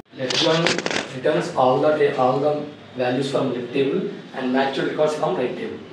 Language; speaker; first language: English; non-native, local second language; Telugu